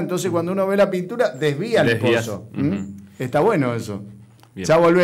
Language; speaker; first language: Spanish; native; Spanish